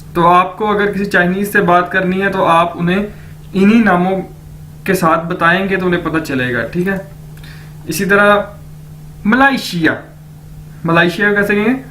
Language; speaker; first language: Urdu; native; Urdu